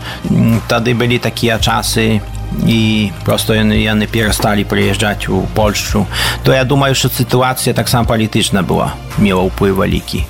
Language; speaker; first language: Russian; non-native, learner; Polish